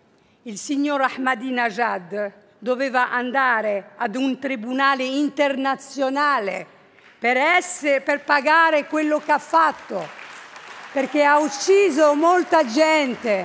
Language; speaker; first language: Italian; non-native, fluent; Arabic